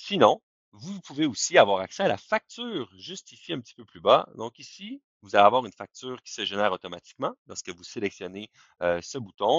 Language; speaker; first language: French; native; French